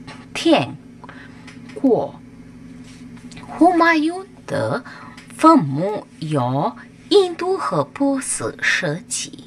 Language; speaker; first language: Chinese; non-native, learner; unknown